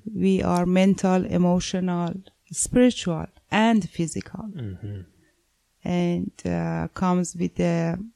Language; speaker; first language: English; non-native, fluent; Persian